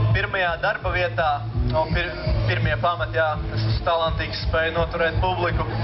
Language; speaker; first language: Latvian; non-native, local second language; Russian